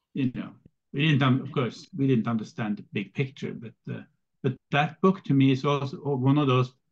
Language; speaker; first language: English; non-native, fluent; Norwegian